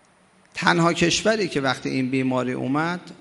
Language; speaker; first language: Persian; native; Persian